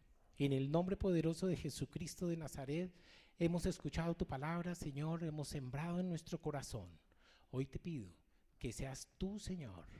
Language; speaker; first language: Spanish; native; Spanish